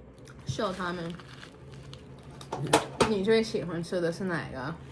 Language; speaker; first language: Chinese; early bilingual, heritage; English